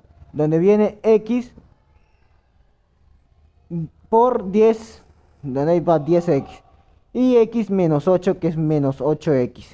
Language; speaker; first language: Spanish; native; Spanish